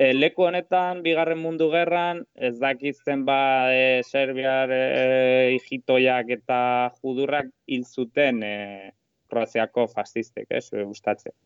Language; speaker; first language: Basque; non-native, local second language; Spanish